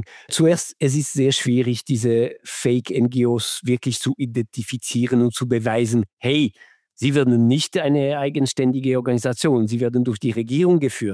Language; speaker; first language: German; non-native, fluent; French